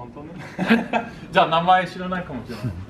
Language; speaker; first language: Japanese; non-native, learner; English